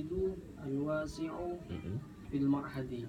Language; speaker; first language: Arabic; non-native, learner; Indonesian